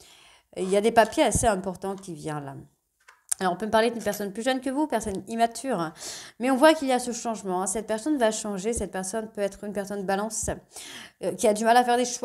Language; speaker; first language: French; native; French